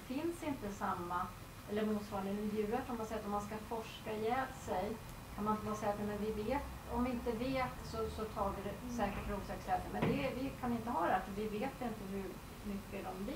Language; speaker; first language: Swedish; native; Swedish